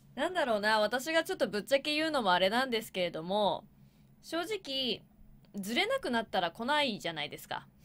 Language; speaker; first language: Japanese; native; Japanese